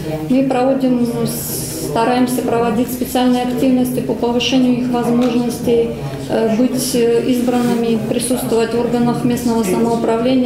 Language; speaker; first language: Russian; native; Russian